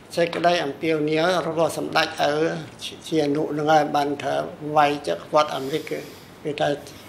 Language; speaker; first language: Khmer; native; Khmer